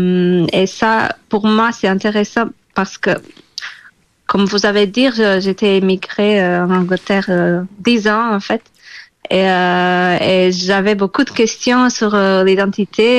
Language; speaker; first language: French; non-native, fluent; Portuguese